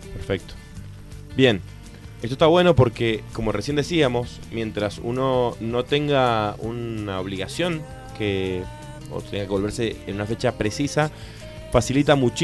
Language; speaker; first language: Spanish; native; Spanish